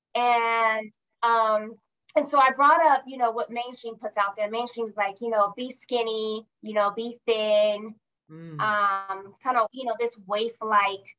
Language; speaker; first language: English; native; English